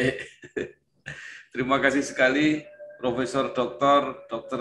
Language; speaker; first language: Indonesian; native; Indonesian